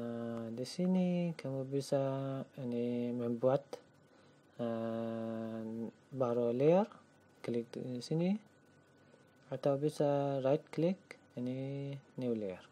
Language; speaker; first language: Indonesian; non-native, learner; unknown